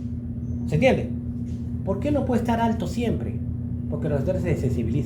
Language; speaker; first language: Spanish; native; Spanish